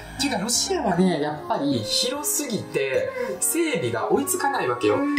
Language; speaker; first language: Japanese; early bilingual, other home language; Russian